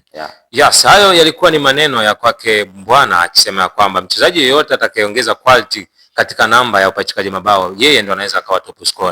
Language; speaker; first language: Swahili; native; Swahili